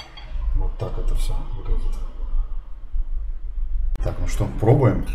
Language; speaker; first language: Russian; native; Russian